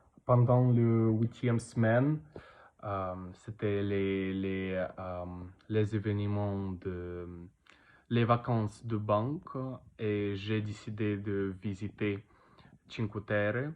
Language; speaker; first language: French; non-native, learner; Russian